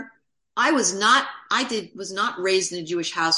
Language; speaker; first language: English; native; English